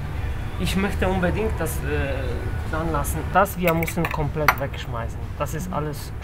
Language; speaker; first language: German; non-native, learner; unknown